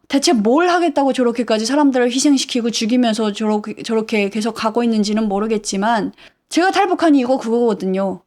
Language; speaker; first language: Korean; native; Korean